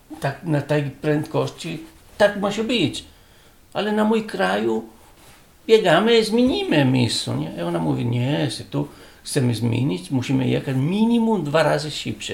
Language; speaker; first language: Polish; non-native, learner; Italian